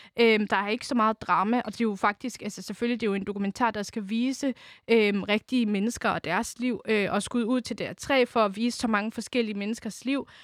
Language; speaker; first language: Danish; early bilingual, other home language; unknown